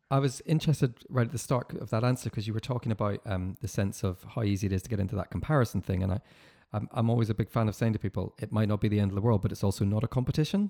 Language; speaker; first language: English; native; English